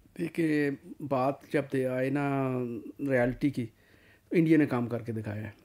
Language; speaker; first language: Urdu; non-native, local second language; Punjabi